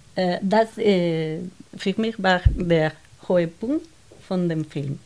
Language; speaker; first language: German; non-native, learner; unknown